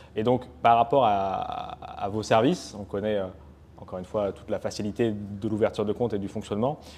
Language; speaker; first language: French; native; French